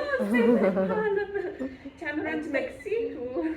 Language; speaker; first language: French; non-native, learner; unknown